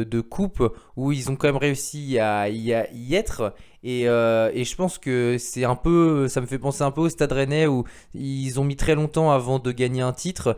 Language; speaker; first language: French; native; French